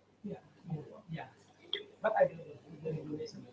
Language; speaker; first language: English; non-native, learner; Indonesian